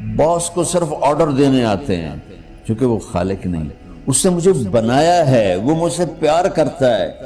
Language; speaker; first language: Urdu; non-native, local second language; Punjabi